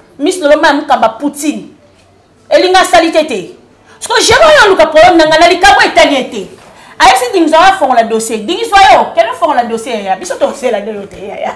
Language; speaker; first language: Lingala; native; Lingala